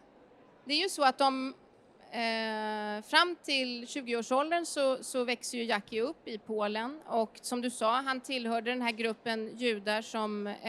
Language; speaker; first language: Swedish; non-native, fluent; Polish